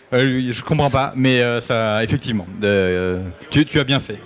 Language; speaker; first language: French; native; French